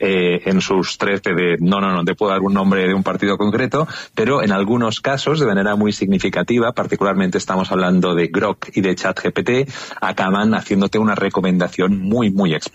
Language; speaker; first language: Spanish; native; Spanish